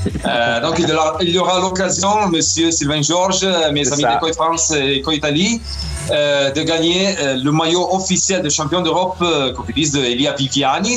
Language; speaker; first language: French; non-native, fluent; Italian